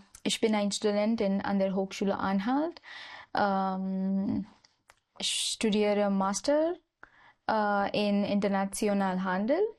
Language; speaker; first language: German; non-native, learner; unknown